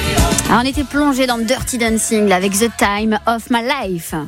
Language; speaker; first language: French; native; French